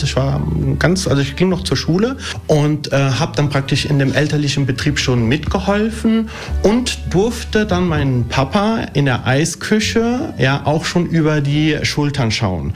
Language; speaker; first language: German; early bilingual, other home language; Italian